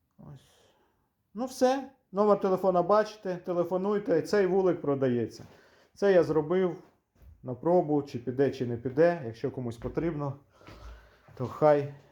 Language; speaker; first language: Ukrainian; native; Ukrainian